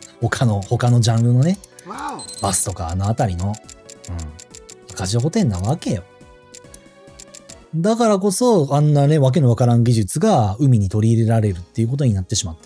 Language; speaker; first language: Japanese; native; Japanese